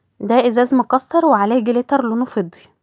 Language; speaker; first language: Arabic; native; Arabic